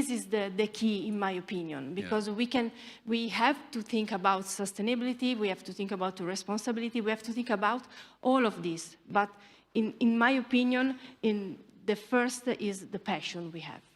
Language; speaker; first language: English; non-native, learner; Italian